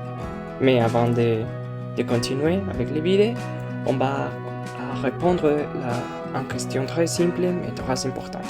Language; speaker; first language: French; non-native, learner; Spanish